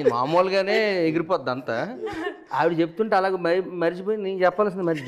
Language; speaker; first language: Telugu; native; Telugu